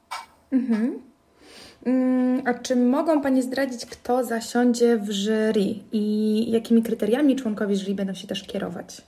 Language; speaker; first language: Polish; native; Polish